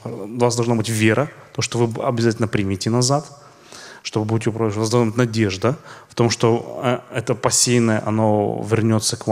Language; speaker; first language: Russian; native; Russian